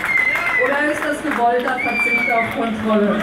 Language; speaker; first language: German; native; German